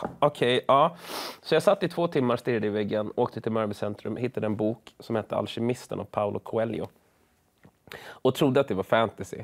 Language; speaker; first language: Swedish; early bilingual, other home language; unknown